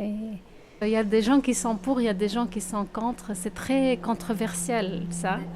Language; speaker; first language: French; non-native, local second language; Arabic